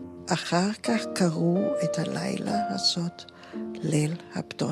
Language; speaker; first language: Hebrew; non-native, fluent; German